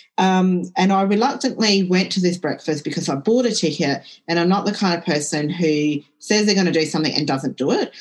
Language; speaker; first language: English; early bilingual, other home language; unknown